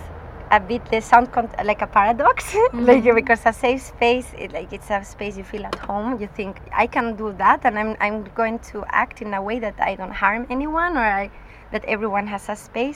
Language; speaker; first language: English; non-native, fluent; Spanish